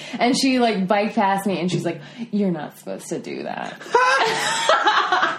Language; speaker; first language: English; native; English